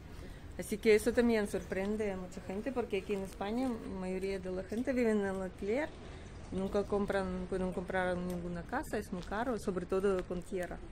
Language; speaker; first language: Spanish; non-native, learner; Russian